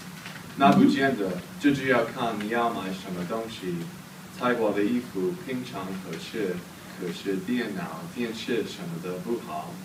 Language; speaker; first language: Chinese; non-native, learner; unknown